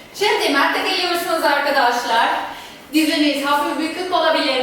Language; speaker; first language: Turkish; non-native, fluent; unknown